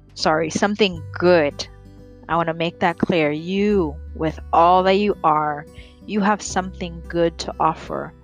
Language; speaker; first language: English; early bilingual, other home language; Rundi